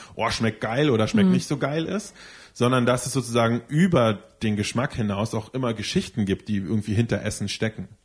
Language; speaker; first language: German; native; German